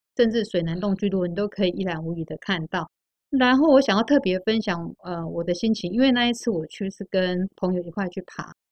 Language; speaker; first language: Chinese; native; Chinese